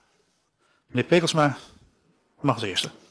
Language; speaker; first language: Dutch; native; Dutch